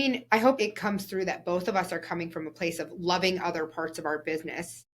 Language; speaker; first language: English; native; English